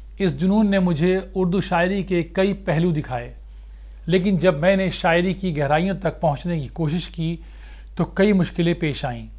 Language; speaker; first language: Urdu; native; Urdu